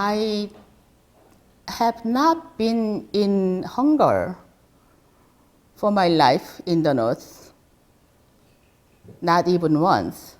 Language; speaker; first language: English; non-native, fluent; Korean